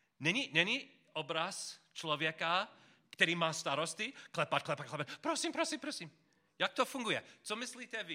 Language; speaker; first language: Czech; non-native, learner; English